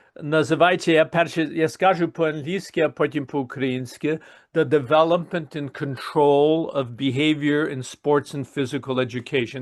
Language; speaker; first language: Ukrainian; early bilingual, heritage; Ukrainian